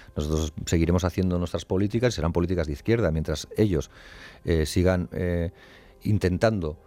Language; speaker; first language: Spanish; native; Spanish